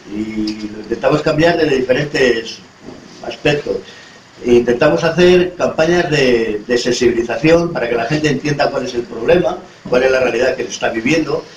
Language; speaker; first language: Spanish; native; Spanish